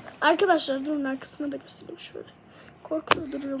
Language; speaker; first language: Turkish; native; Turkish